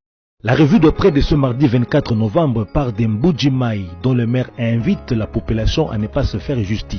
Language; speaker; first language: French; native; French